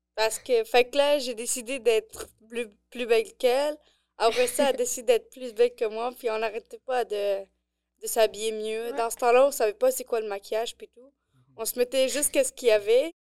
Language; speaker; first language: French; early bilingual, other home language; Arabic